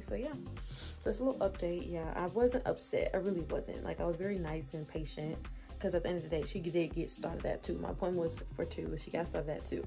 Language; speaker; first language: English; native; English